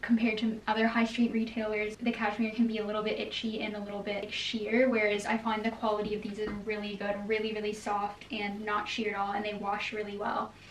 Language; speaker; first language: English; native; English